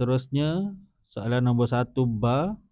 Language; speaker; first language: Malay; native; Malay